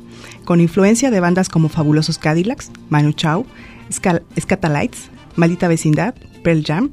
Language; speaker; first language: Spanish; native; Spanish